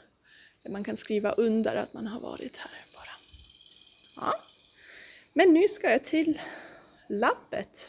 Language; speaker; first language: Swedish; non-native, fluent; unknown